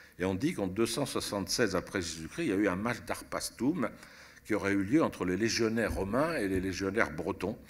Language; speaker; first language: French; early bilingual, other home language; Italian